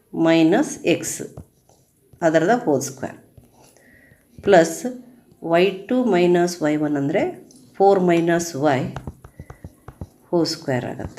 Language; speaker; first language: Kannada; native; Kannada